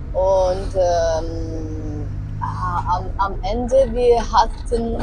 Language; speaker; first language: German; non-native, learner; Italian